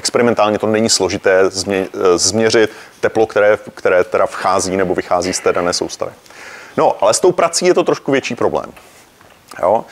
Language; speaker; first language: Czech; native; Czech